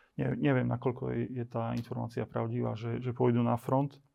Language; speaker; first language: Slovak; native; Slovak